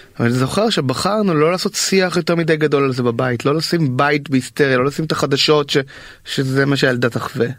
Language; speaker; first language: Hebrew; native; Hebrew